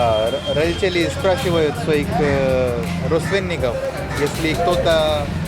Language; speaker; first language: Russian; non-native, learner; Hindi